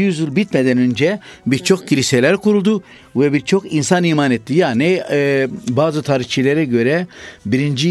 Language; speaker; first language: Turkish; non-native, fluent; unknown